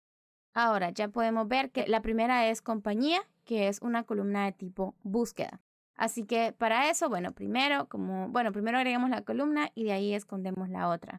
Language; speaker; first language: Spanish; native; Spanish